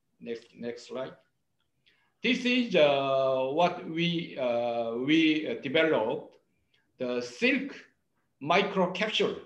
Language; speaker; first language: English; non-native, learner; Korean